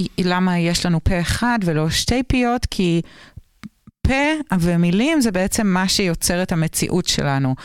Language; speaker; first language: Hebrew; native; Hebrew